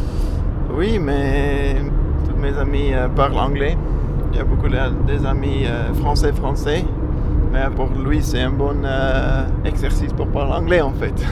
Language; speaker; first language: French; non-native, learner; Afrikaans